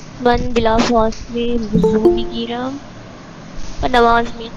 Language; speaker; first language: Persian; non-native, learner; Urdu